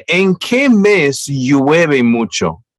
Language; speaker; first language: Spanish; non-native, fluent; English